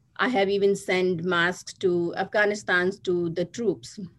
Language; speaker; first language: English; non-native, local second language; Hindi